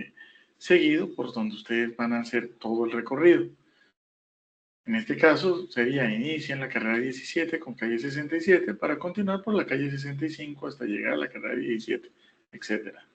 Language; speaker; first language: Spanish; native; Spanish